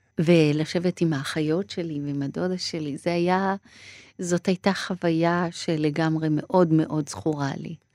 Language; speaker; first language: Hebrew; early bilingual, other home language; Persian